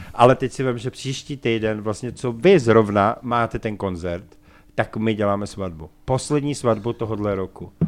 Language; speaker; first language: Czech; native; Czech